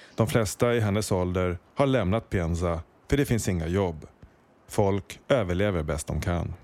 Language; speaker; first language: Swedish; native; Swedish